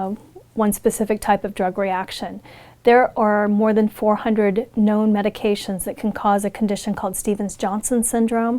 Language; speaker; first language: English; native; English